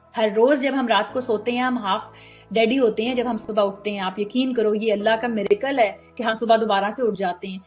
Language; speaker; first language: Urdu; native; Urdu